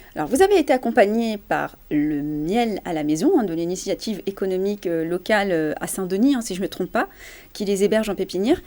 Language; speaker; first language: French; native; French